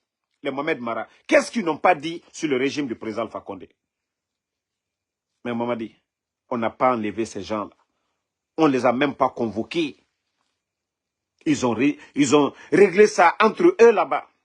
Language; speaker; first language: French; non-native, local second language; Mandingo